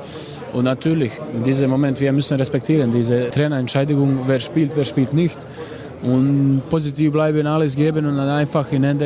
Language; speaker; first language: German; non-native, fluent; Croatian